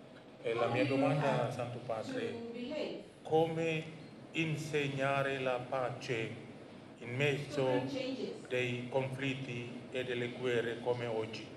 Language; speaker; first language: Italian; non-native, learner; Indonesian